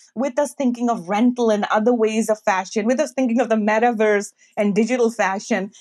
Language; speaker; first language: English; non-native, local second language; Urdu